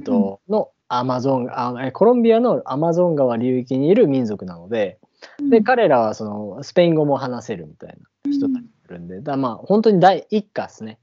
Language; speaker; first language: Japanese; native; Japanese